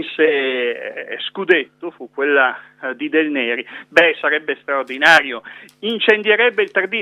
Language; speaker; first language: Italian; native; Italian